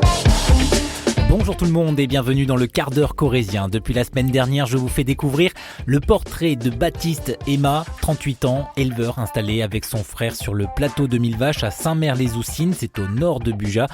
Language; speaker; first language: French; native; French